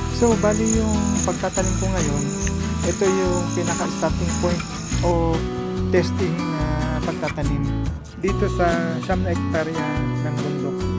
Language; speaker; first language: Filipino; non-native, local second language; Iloko